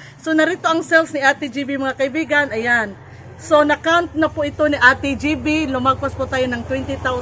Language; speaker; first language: Filipino; non-native, local second language; Cebuano